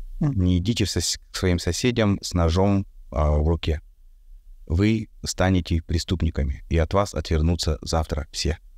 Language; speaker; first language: Russian; native; Russian